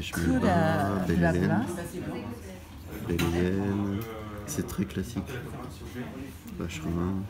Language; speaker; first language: French; native; French